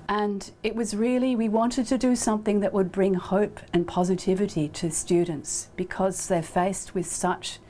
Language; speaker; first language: English; native; English